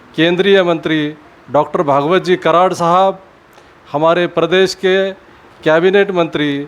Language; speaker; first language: Hindi; non-native, local second language; Urdu